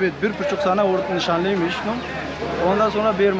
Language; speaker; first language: Turkish; non-native, learner; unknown